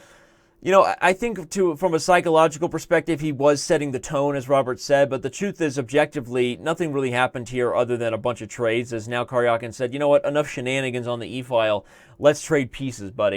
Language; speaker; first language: English; native; English